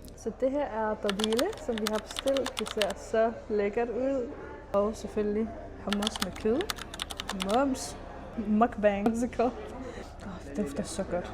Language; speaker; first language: Danish; early bilingual, other home language; Arabic